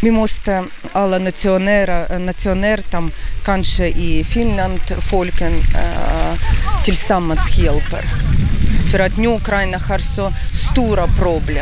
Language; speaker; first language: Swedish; non-native, learner; Ukrainian